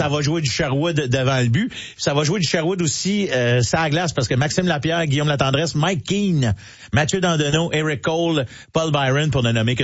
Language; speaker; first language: French; native; French